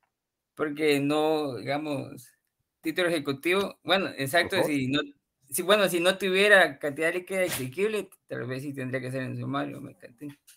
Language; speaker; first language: Spanish; native; Spanish